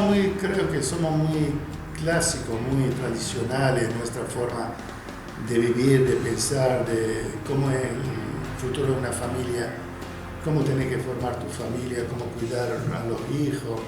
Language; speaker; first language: Spanish; non-native, fluent; Arabic